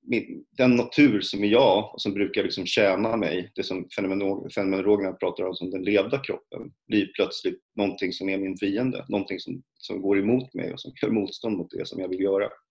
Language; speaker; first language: Swedish; native; Swedish